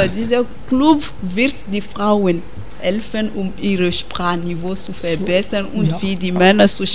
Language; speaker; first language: German; non-native, learner; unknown